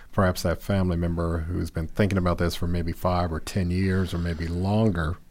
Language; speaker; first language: English; native; English